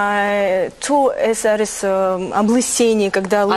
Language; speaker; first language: Georgian; non-native, learner; Russian